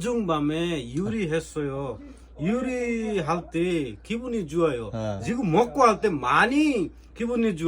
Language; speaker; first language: Korean; non-native, learner; Bangla